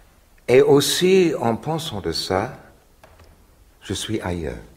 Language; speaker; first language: French; non-native, fluent; English